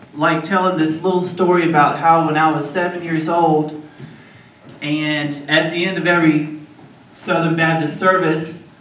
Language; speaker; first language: English; native; English